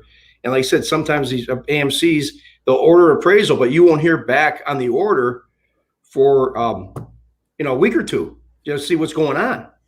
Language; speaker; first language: English; native; English